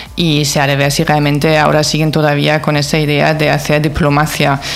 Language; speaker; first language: Spanish; non-native, fluent; German